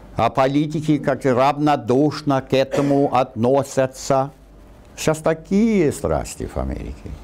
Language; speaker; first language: Russian; non-native, fluent; English